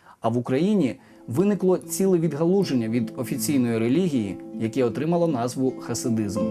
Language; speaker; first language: Russian; non-native, learner; Hebrew